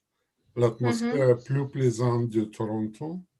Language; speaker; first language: French; non-native, learner; Russian